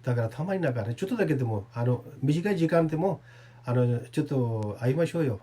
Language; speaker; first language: Japanese; non-native, fluent; Urdu